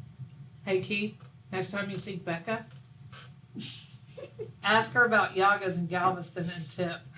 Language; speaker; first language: English; native; English